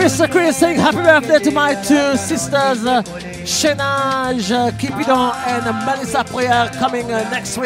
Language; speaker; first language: English; non-native, local second language; Seselwa Creole French